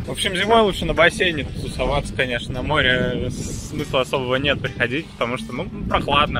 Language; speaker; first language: Russian; native; Russian